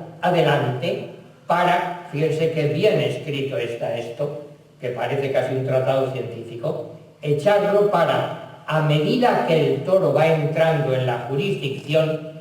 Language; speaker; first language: Spanish; native; Spanish